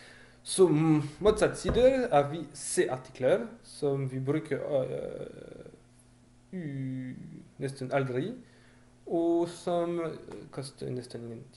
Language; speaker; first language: Norwegian; non-native, fluent; French